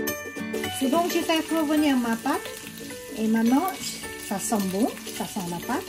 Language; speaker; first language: French; non-native, learner; Thai